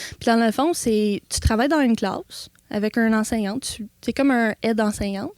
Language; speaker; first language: French; non-native, local second language; English